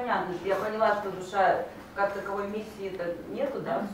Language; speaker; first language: Russian; native; Russian